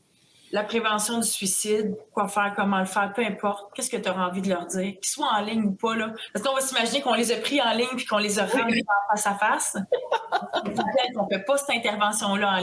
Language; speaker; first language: French; native; French